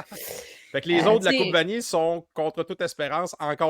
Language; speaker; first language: French; native; French